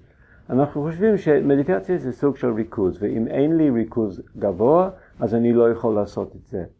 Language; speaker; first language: Hebrew; non-native, fluent; English